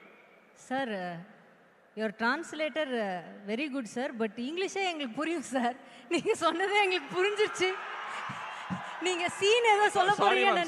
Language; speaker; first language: Tamil; native; Tamil